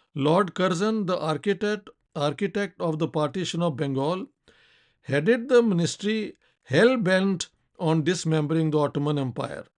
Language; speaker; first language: English; non-native, local second language; Urdu